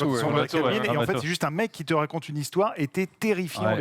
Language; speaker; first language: French; native; French